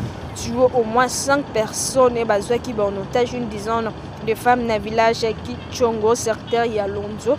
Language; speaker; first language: French; non-native, local second language; Lingala